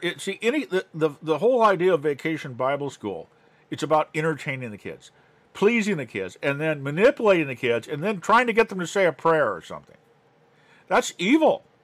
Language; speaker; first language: English; native; English